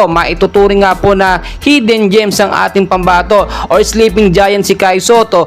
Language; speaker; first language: Filipino; native; Filipino